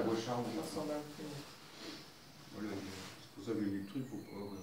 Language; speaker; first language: French; native; French